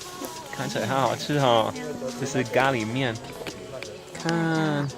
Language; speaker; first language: Chinese; non-native, learner; English